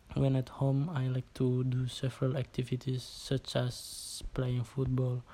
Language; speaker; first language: English; non-native, learner; Indonesian